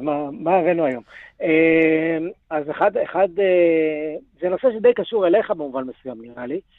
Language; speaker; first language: Hebrew; native; Hebrew